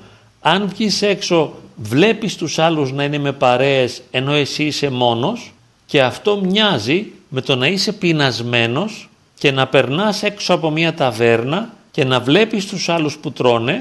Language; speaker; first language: Greek; native; Greek